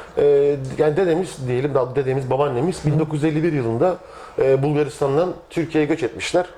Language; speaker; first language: Turkish; native; Turkish